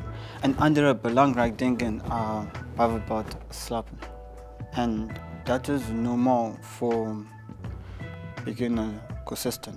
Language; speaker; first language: Dutch; non-native, learner; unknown